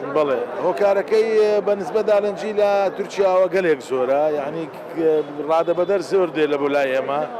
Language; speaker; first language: Central Kurdish; native; Central Kurdish